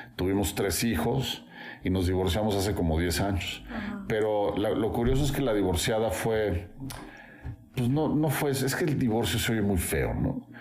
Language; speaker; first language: Spanish; native; Spanish